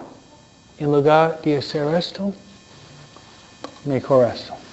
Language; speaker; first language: Spanish; non-native, fluent; English